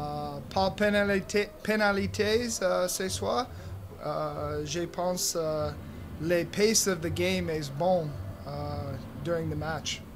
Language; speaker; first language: French; non-native, learner; English